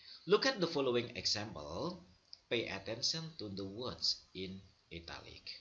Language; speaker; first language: English; non-native, fluent; Indonesian